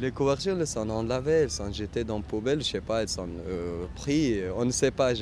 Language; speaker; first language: French; non-native, learner; Persian